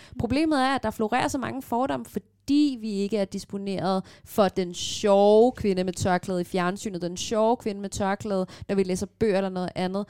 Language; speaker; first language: Danish; early bilingual, other home language; Persian